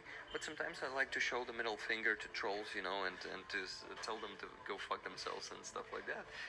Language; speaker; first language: English; non-native, fluent; Ukrainian